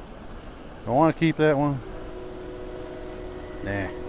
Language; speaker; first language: English; native; English